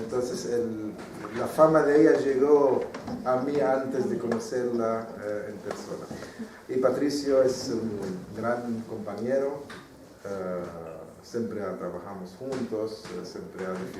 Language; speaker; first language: Spanish; non-native, fluent; Arabic